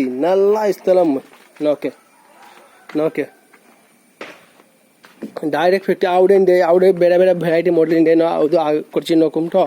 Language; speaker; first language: Malayalam; non-native, learner; Hindi